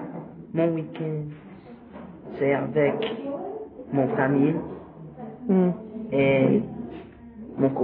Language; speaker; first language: French; non-native, learner; English